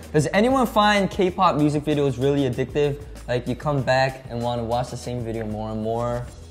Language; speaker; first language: English; early bilingual, other home language; Korean